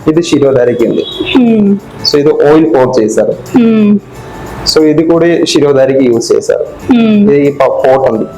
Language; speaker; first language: Telugu; non-native, learner; Malayalam